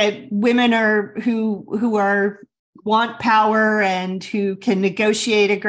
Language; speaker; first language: English; native; English